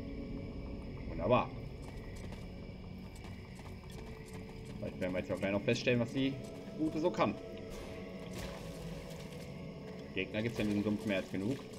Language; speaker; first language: German; native; German